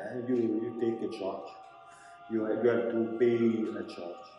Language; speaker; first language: English; non-native, learner; Italian